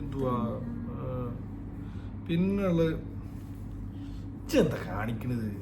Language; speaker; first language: Malayalam; native; Malayalam